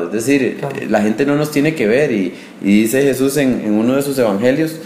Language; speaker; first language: Spanish; native; Spanish